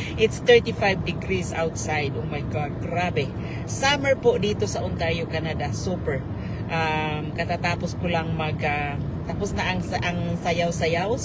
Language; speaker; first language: Filipino; non-native, local second language; Cebuano